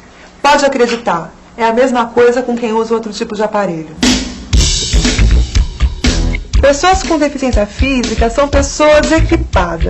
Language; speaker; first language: Portuguese; native; Portuguese